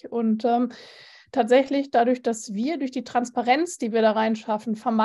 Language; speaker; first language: German; native; German